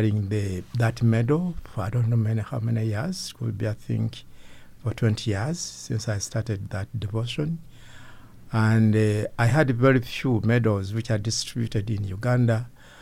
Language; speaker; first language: English; non-native, local second language; Ganda